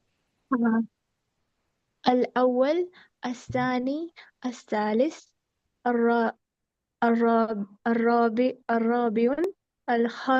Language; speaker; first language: Arabic; non-native, learner; Urdu